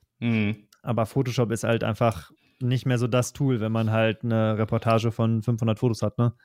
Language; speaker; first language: German; native; German